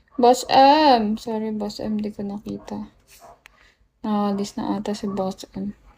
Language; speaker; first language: Filipino; native; Filipino